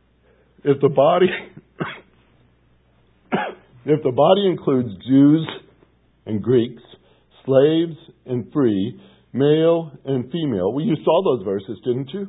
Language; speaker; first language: English; native; English